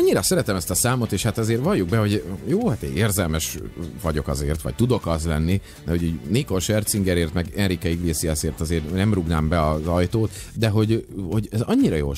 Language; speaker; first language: Hungarian; native; Hungarian